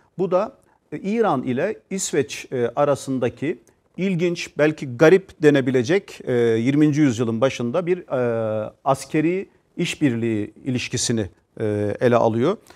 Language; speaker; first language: Turkish; native; Turkish